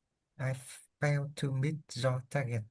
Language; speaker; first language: English; non-native, learner; Vietnamese